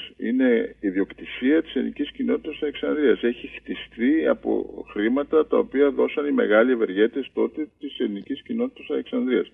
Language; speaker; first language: Greek; early bilingual, heritage; Greek